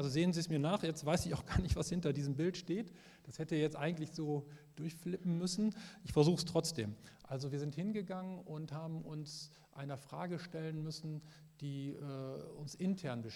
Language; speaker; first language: German; native; German